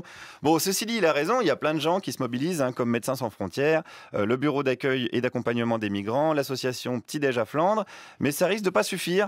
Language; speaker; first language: French; native; French